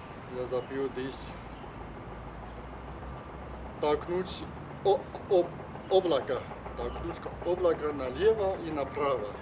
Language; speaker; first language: Russian; non-native, learner; Chinese